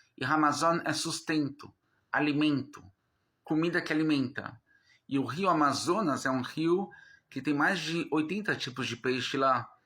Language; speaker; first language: Portuguese; native; Portuguese